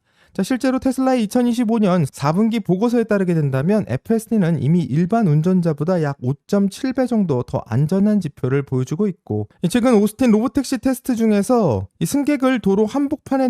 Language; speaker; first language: Korean; native; Korean